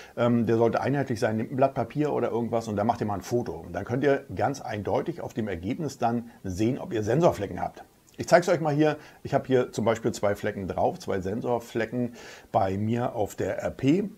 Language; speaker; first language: German; native; German